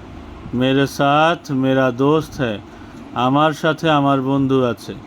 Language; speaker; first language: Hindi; non-native, fluent; Bangla